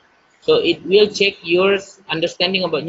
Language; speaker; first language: English; non-native, learner; Indonesian